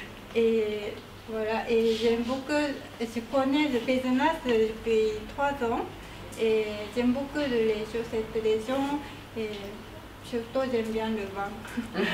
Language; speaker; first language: French; non-native, learner; Japanese